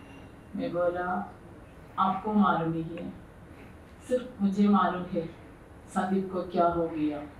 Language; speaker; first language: Hindi; non-native, local second language; Malayalam